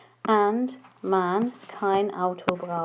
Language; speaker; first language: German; non-native, fluent; English